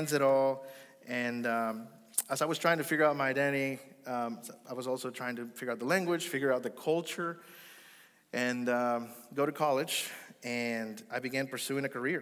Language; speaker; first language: English; early bilingual, other home language; Spanish